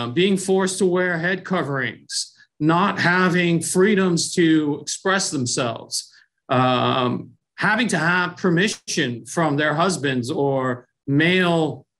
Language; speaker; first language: English; early bilingual, other home language; Persian